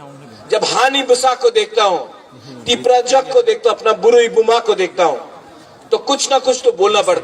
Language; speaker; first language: Hindi; non-native, local second language; Kok Borok